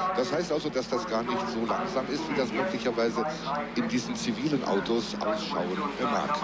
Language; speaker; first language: German; native; German